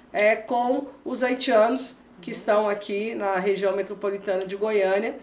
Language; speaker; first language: Portuguese; native; Portuguese